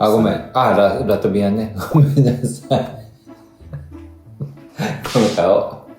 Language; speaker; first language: Japanese; native; Japanese